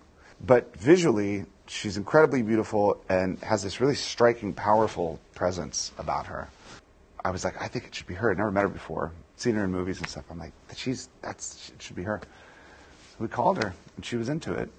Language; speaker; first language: English; native; English